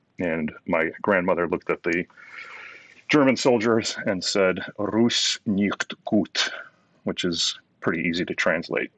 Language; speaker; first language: English; early bilingual, other home language; Ukrainian